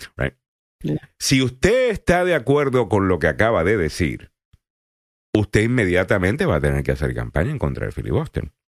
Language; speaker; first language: Spanish; native; Spanish